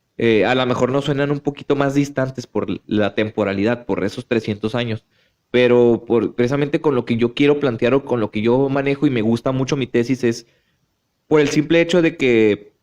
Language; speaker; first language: Spanish; native; Spanish